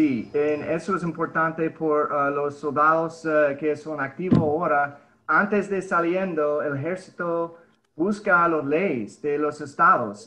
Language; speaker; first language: Spanish; early bilingual, heritage; English